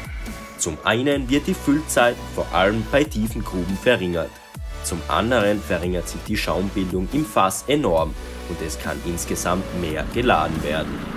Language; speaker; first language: German; native; German